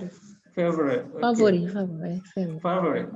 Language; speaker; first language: English; non-native, learner; French